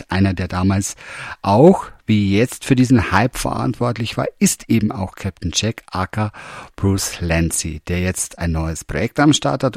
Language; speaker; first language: German; native; German